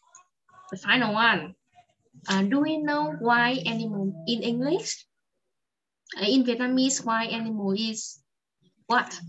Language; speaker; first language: English; non-native, fluent; Vietnamese